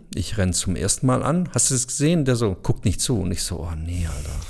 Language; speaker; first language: German; early bilingual, other home language; Bosnian